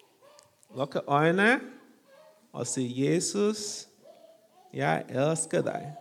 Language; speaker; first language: Norwegian; non-native, fluent; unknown